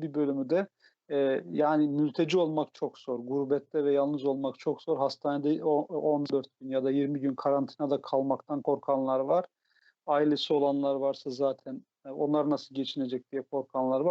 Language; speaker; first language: Turkish; native; Turkish